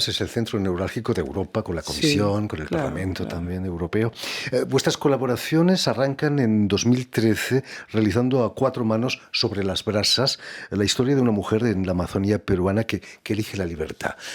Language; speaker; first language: Spanish; native; Spanish